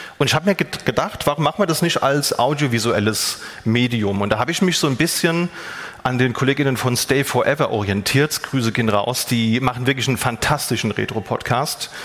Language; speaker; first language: German; native; German